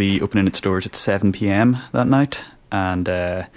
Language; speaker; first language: English; native; English